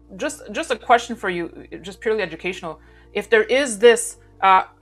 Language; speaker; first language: English; non-native, fluent; German